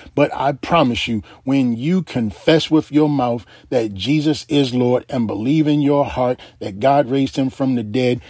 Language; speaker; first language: English; native; English